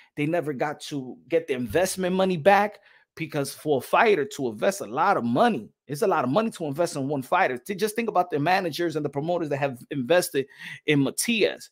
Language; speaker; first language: English; early bilingual, other home language; Spanish